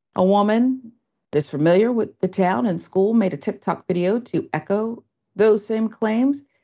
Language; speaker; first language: English; native; English